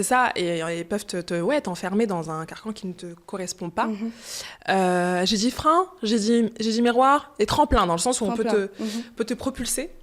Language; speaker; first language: French; early bilingual, other home language; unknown